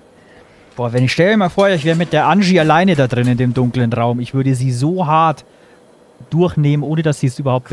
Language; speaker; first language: German; native; German